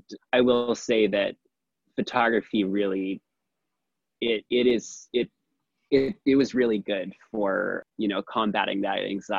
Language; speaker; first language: English; native; English